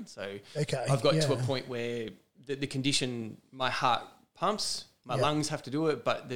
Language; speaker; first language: English; native; English